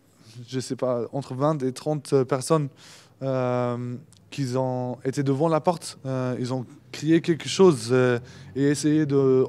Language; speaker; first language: French; non-native, fluent; Turkish